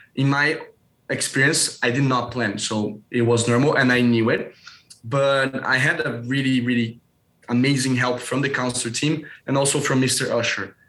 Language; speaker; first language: English; non-native, fluent; Portuguese